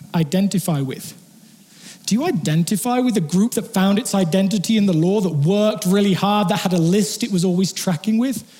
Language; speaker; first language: English; native; English